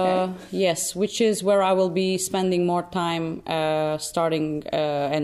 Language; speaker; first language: English; non-native, fluent; Albanian